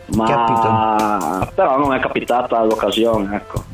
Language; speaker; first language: Italian; native; Italian